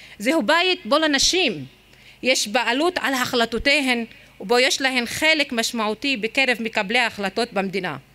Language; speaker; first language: Hebrew; non-native, local second language; Arabic